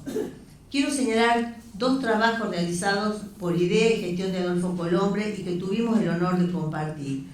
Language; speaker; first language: Spanish; native; Spanish